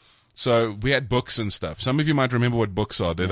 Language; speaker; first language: English; native; English